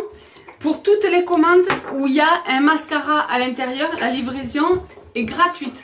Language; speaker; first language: French; native; French